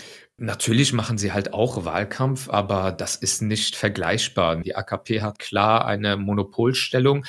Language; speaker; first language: German; early bilingual, other home language; Turkish